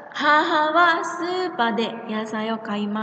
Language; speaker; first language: Japanese; non-native, fluent; Indonesian